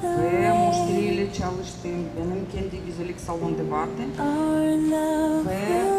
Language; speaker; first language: Turkish; non-native, learner; Russian